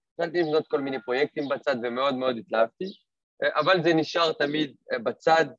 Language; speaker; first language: Hebrew; non-native, fluent; French